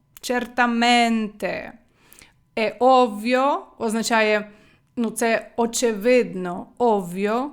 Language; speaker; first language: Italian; non-native, fluent; Ukrainian